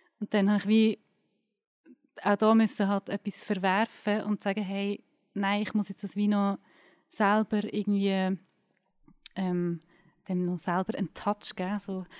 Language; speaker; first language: German; native; German